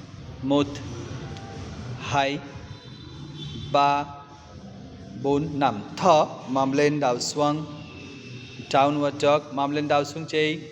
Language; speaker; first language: Vietnamese; non-native, fluent; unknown